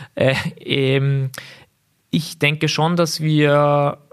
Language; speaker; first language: German; native; German